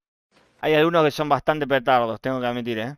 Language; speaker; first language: Spanish; native; Spanish